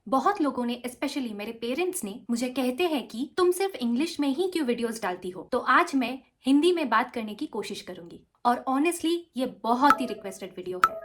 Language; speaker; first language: Hindi; non-native, local second language; Bangla